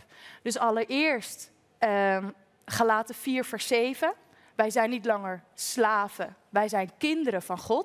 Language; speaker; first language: Dutch; native; Dutch